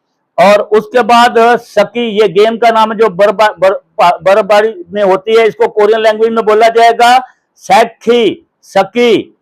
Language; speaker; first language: Hindi; non-native, local second language; Punjabi